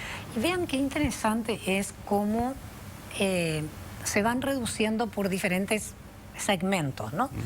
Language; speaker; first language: Spanish; native; Spanish